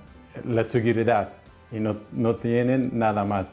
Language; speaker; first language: Spanish; non-native, learner; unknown